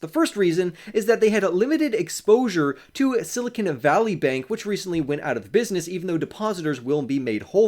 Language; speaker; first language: English; native; English